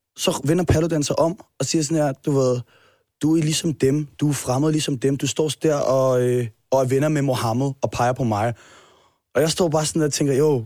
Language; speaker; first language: Danish; native; Danish